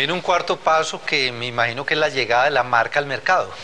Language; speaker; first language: Spanish; native; Spanish